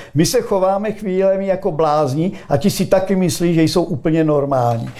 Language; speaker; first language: Czech; native; Czech